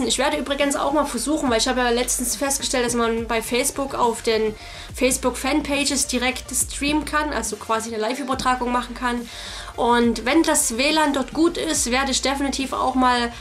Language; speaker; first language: German; native; German